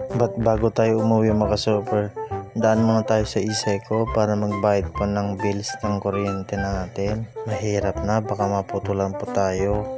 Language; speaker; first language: Filipino; non-native, local second language; Iloko